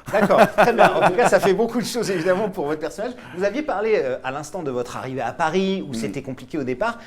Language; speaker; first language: French; native; French